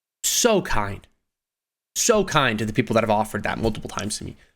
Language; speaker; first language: English; native; English